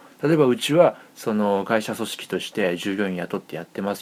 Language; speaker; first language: Japanese; native; Japanese